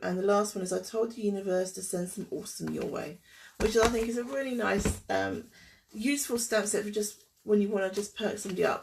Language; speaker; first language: English; native; English